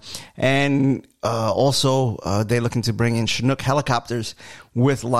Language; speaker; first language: English; native; English